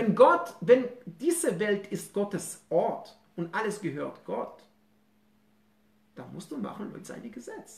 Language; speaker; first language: German; non-native, fluent; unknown